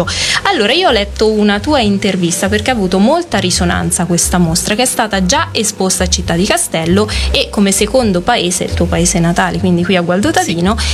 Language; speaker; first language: Italian; native; Italian